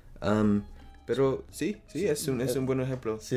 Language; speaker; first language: Spanish; non-native, learner; French